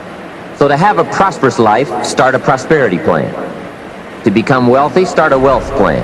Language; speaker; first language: English; native; English